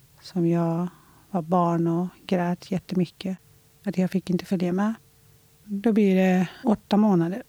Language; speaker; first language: Swedish; non-native, fluent; Persian